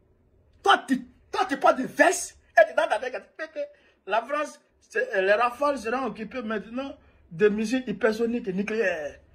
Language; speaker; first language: French; non-native, local second language; Bambara